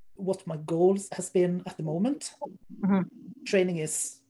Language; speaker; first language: English; non-native, fluent; Norwegian